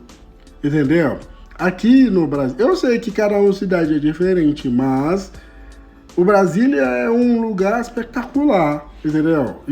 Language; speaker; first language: Portuguese; non-native, fluent; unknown